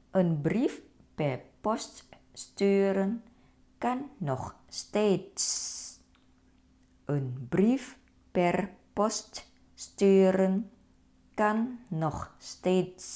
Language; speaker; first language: Dutch; non-native, fluent; Thai